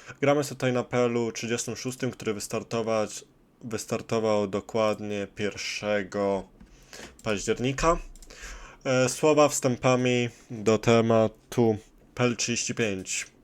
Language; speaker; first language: Polish; native; Polish